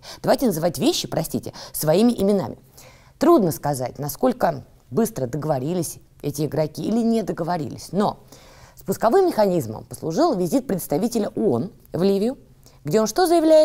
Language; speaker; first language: Russian; native; Russian